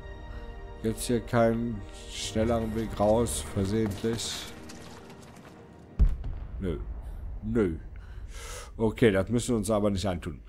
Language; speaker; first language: German; native; German